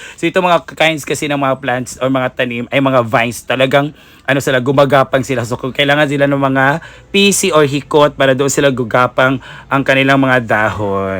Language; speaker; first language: Filipino; non-native, local second language; Cebuano